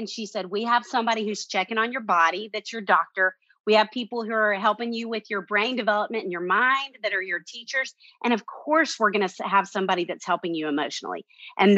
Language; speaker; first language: English; native; English